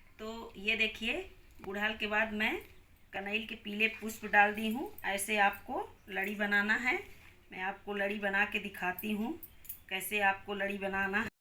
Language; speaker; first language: Hindi; native; Hindi